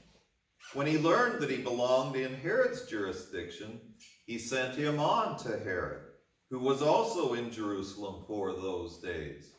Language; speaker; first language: English; native; English